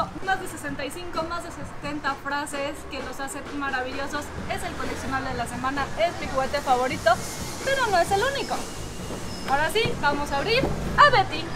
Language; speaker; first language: Spanish; native; Spanish